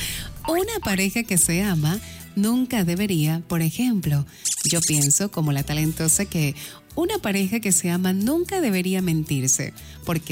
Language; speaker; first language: Spanish; native; Spanish